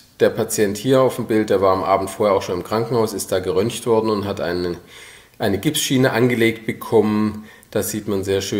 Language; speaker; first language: German; native; German